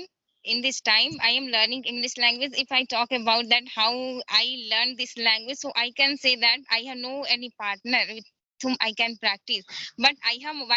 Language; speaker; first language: English; non-native, learner; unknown